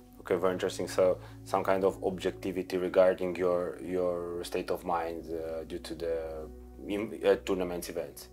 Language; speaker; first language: English; non-native, fluent; Romanian